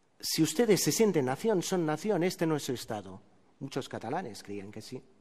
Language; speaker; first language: Spanish; non-native, local second language; Catalan